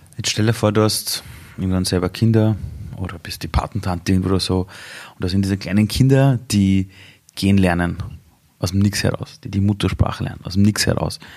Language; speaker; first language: German; early bilingual, other home language; Persian